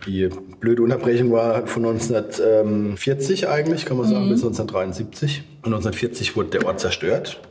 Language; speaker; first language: German; native; German